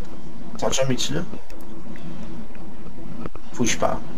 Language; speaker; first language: French; native; French